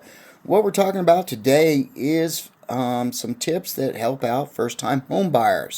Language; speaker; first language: English; native; English